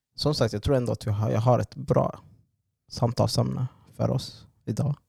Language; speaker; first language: Swedish; native; Swedish